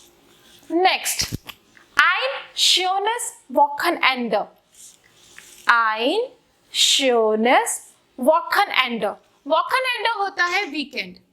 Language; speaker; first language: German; non-native, fluent; Hindi